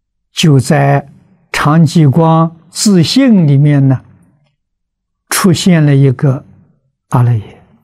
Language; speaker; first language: Chinese; native; Chinese